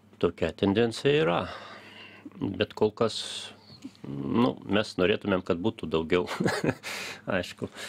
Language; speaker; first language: Lithuanian; early bilingual, heritage; Lithuanian